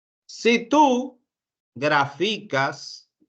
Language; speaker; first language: Spanish; native; Spanish